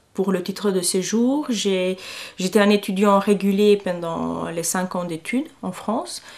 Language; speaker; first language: French; non-native, fluent; Macedonian